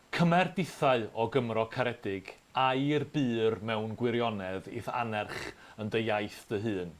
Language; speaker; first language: Welsh; native; Welsh